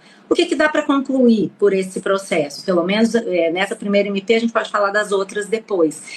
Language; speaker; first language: Portuguese; native; Portuguese